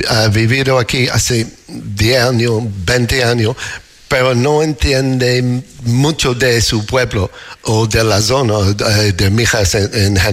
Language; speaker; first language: Spanish; non-native, learner; English